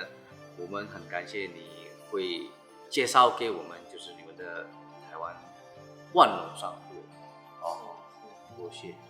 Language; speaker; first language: Chinese; non-native, fluent; Indonesian